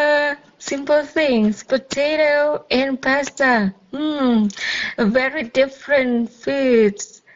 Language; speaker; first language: English; non-native, fluent; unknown